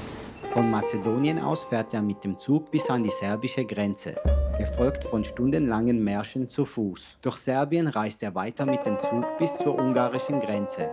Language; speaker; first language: German; native; German